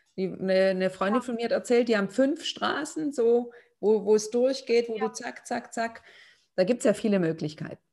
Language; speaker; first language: German; non-native, fluent; Lithuanian